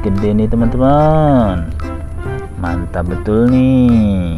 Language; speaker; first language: Indonesian; native; Indonesian